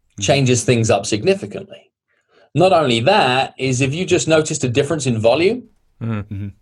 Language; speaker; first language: English; native; English